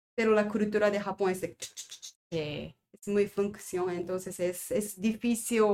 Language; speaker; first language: Spanish; non-native, learner; Japanese